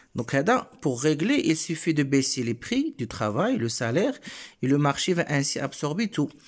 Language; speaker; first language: French; non-native, local second language; Arabic